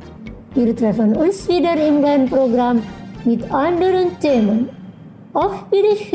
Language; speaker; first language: German; non-native, fluent; Indonesian